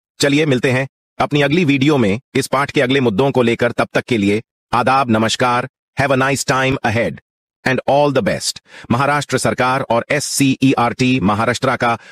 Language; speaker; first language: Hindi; non-native, local second language; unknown